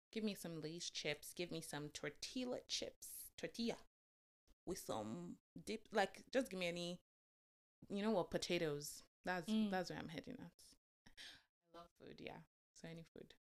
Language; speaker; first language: English; non-native, local second language; Yoruba